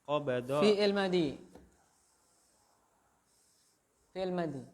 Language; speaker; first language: Arabic; non-native, fluent; Indonesian